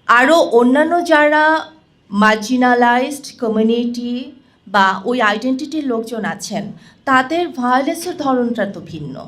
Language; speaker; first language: Bangla; non-native, local second language; Chakma